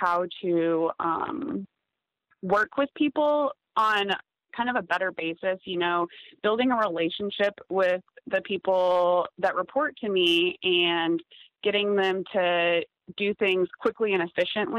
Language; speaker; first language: English; native; English